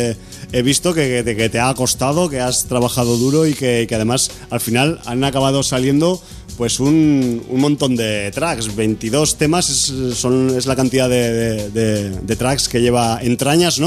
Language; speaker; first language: Spanish; native; Spanish